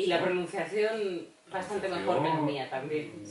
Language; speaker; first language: Spanish; native; Spanish